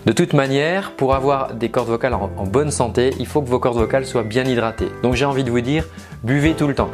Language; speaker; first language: French; native; French